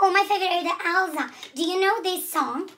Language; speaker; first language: English; non-native, learner; Russian